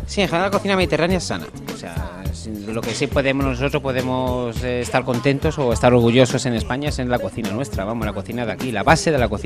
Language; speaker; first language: Spanish; native; Spanish